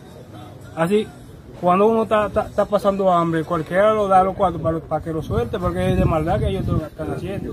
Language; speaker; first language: Spanish; non-native, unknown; Haitian Creole